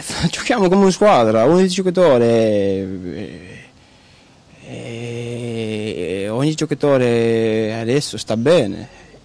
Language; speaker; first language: Italian; non-native, learner; Danish